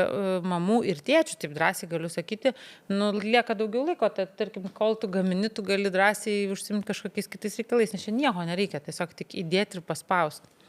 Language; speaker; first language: Lithuanian; native; Lithuanian